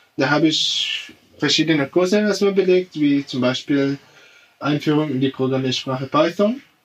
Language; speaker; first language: German; non-native, fluent; Arabic